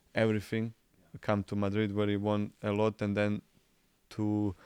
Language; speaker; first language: English; non-native, fluent; Croatian